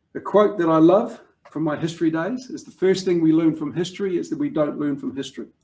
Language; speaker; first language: English; native; English